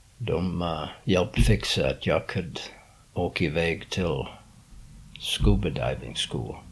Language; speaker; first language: Swedish; non-native, learner; English